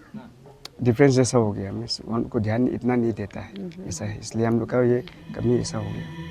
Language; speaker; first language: Hindi; non-native, local second language; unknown